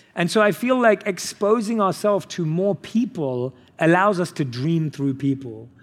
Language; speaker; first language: English; native; English